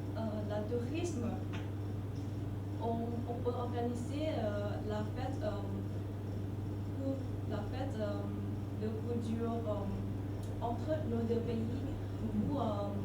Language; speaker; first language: French; non-native, fluent; Thai